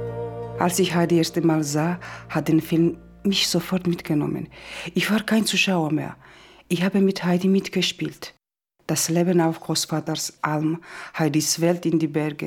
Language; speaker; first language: German; non-native, learner; Georgian